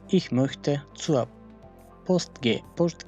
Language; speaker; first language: German; non-native, fluent; Macedonian